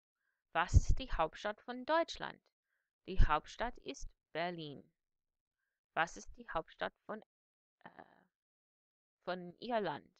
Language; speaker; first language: German; non-native, fluent; English